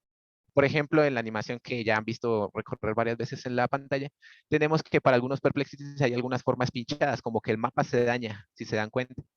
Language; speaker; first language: Spanish; native; Spanish